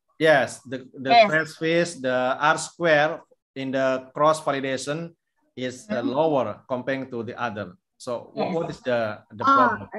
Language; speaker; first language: English; non-native, fluent; Indonesian